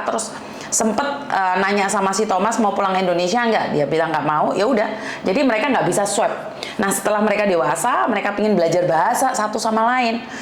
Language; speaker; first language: Indonesian; native; Indonesian